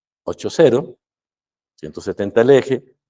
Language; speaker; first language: Spanish; native; Spanish